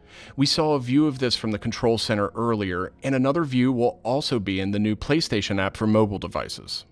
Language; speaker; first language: English; native; English